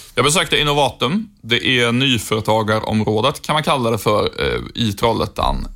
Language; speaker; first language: Swedish; native; Swedish